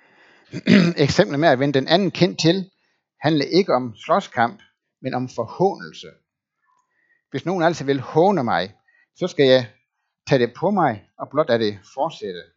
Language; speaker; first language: Danish; native; Danish